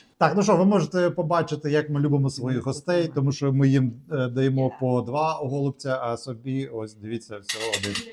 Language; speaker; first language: Ukrainian; native; Ukrainian